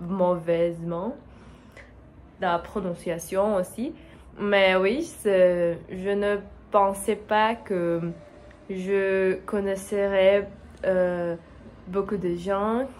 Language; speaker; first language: French; non-native, learner; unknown